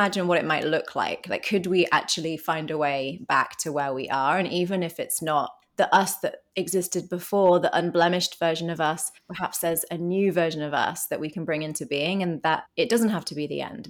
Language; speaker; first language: English; native; English